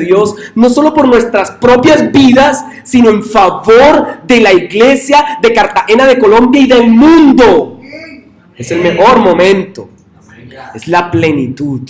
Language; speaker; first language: Spanish; native; Spanish